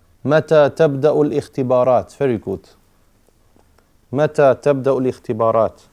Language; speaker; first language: Arabic; non-native, fluent; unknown